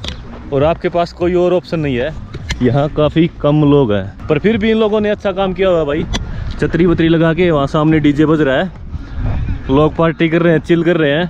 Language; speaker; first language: Hindi; native; Hindi